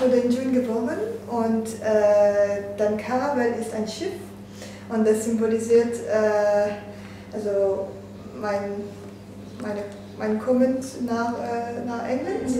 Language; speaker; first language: German; non-native, learner; French